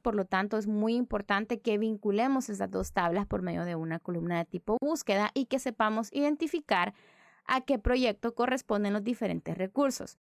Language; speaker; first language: Spanish; native; Spanish